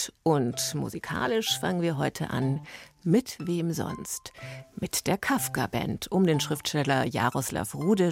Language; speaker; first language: German; native; German